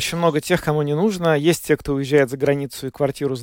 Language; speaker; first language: Russian; native; Russian